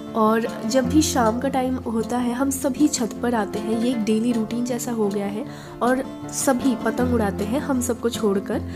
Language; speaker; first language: Hindi; non-native, local second language; Bangla